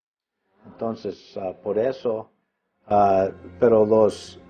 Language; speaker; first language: Spanish; early bilingual, other home language; English